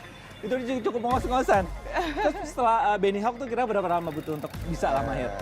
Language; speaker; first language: Indonesian; native; Indonesian